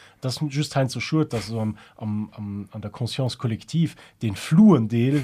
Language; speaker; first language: Luxembourgish; early bilingual, other home language; German